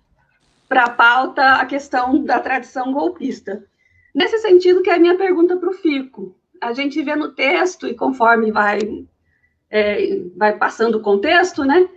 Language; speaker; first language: Portuguese; native; Portuguese